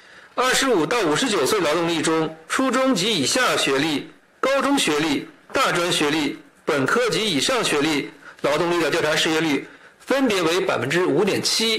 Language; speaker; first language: Chinese; native; Chinese